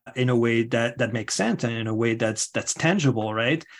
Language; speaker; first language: English; non-native, fluent; French